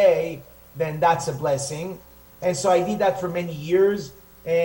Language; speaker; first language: English; non-native, fluent; Hebrew